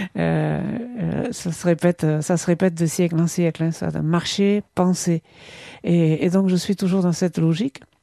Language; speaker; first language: French; non-native, local second language; Basque